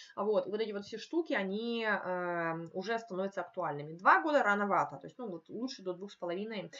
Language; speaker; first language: Russian; native; Russian